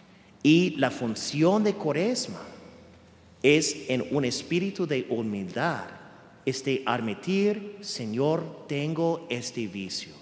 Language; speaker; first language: Spanish; non-native, fluent; English